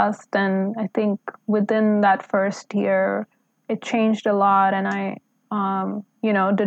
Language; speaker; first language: English; non-native, local second language; Hindi